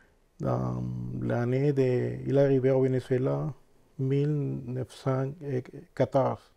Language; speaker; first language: French; non-native, fluent; Spanish